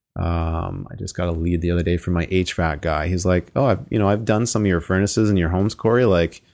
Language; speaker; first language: English; native; English